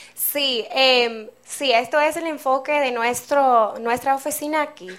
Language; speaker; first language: Spanish; non-native, fluent; English